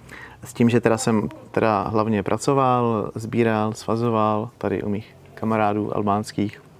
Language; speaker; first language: Czech; native; Czech